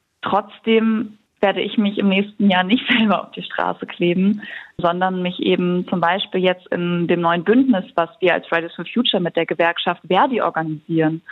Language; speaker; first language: German; native; German